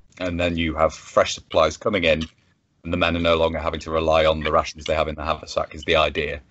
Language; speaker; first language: English; native; English